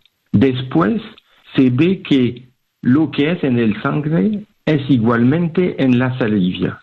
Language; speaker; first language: Spanish; non-native, fluent; French